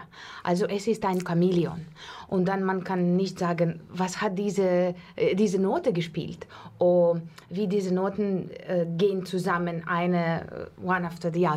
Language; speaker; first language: German; non-native, fluent; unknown